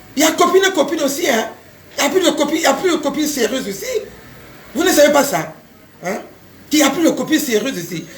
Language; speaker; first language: French; non-native, local second language; Lingala